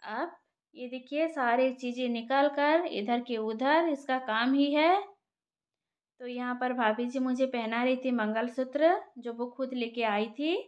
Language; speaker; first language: Hindi; non-native, local second language; Bangla